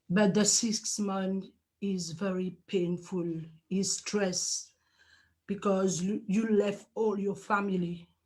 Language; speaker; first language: English; non-native, learner; Morisyen